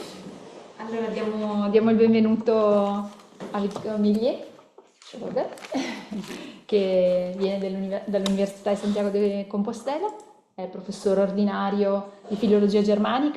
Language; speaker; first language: Italian; native; Italian